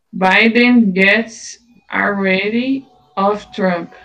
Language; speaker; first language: English; non-native, learner; Portuguese